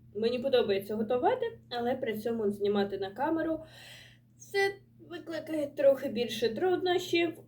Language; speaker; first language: Ukrainian; non-native, local second language; Russian